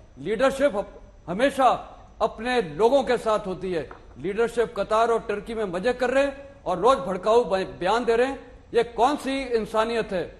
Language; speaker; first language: Hindi; native; Hindi